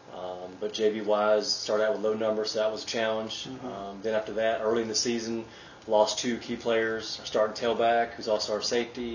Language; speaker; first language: English; native; English